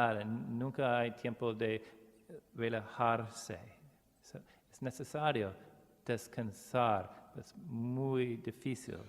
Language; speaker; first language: Spanish; non-native, learner; English